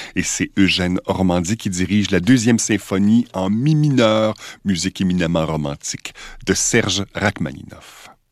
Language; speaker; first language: French; native; French